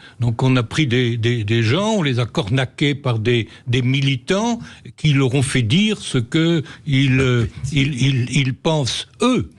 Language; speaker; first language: French; native; French